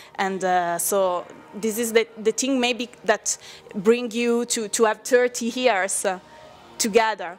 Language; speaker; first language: English; non-native, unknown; Italian